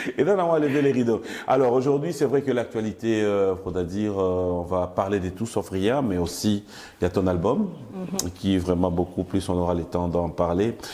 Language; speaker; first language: French; non-native, local second language; Lingala